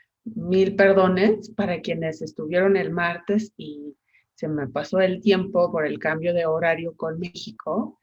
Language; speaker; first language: Spanish; non-native, fluent; English